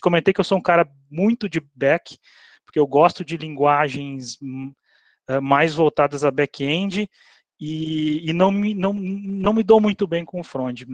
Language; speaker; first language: Portuguese; native; Portuguese